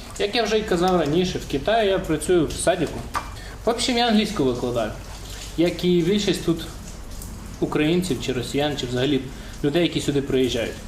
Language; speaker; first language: Ukrainian; native; Ukrainian